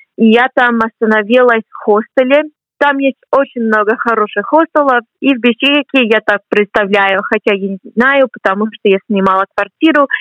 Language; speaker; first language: Russian; non-native, fluent; English